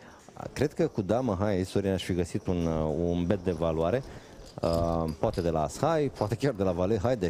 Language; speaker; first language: Romanian; native; Romanian